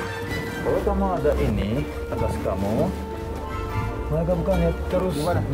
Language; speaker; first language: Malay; non-native, fluent; Turkish